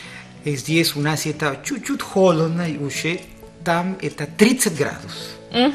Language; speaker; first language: Russian; non-native, learner; Spanish